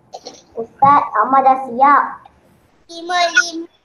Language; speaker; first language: Malay; native; Malay